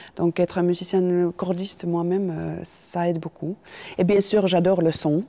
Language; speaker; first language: French; non-native, fluent; Finnish